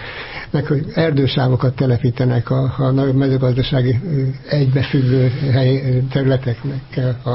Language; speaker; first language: Hungarian; native; Hungarian